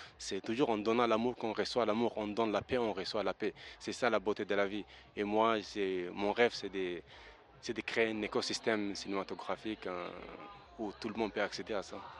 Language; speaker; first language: French; early bilingual, other home language; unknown